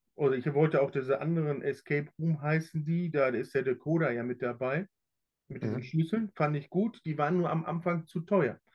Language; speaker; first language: German; native; German